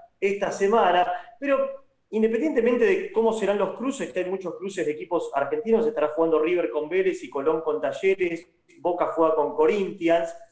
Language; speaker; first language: Spanish; native; Spanish